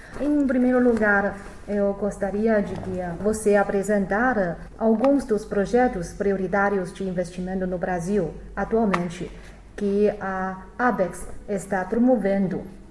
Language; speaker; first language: Portuguese; non-native, fluent; Chinese